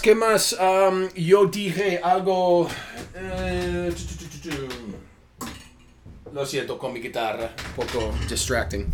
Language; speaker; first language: Spanish; non-native, fluent; English